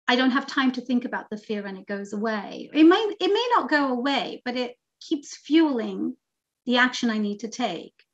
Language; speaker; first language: English; native; English